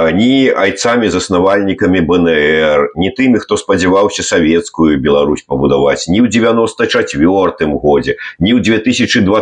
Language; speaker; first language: Belarusian; native; Belarusian